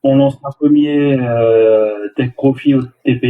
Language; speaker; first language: French; native; French